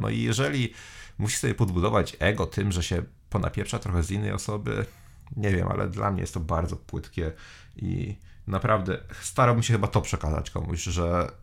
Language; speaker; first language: Polish; native; Polish